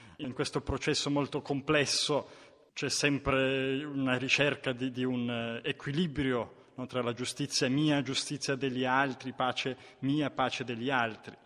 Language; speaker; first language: Italian; non-native, fluent; Ukrainian